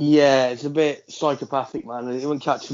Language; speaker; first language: English; native; English